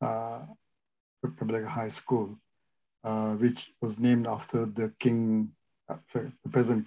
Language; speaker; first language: English; non-native, local second language; Gujarati